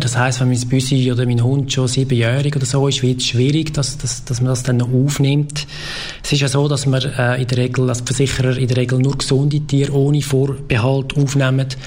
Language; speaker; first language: German; native; German